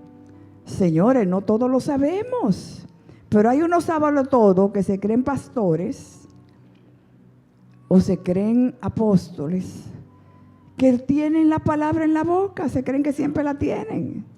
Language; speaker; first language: Spanish; native; Spanish